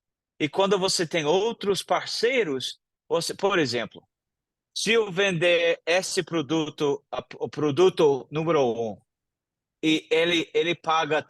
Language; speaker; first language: Portuguese; non-native, fluent; English